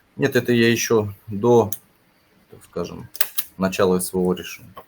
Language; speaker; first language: Russian; native; Russian